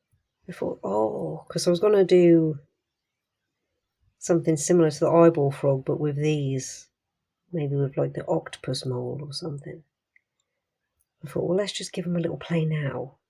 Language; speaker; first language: English; native; English